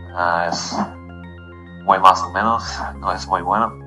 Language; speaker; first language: Spanish; non-native, learner; English